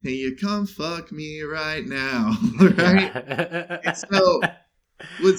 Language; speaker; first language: English; native; English